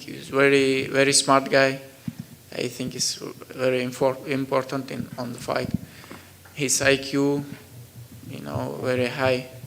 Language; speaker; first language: English; non-native, learner; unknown